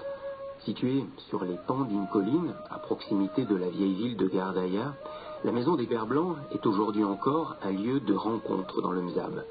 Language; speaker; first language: French; native; French